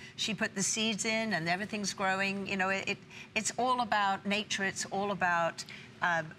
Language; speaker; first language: English; native; English